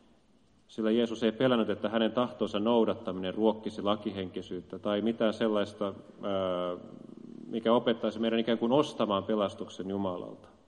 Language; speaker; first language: Finnish; native; Finnish